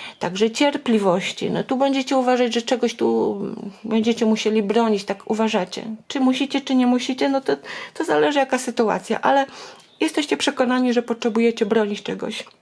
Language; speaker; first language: Polish; native; Polish